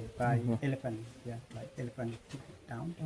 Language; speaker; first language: English; non-native, local second language; Khmer